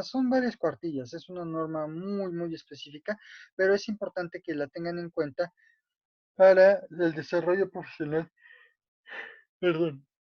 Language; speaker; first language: Spanish; native; Spanish